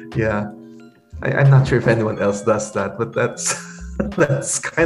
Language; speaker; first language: English; non-native, local second language; Pampanga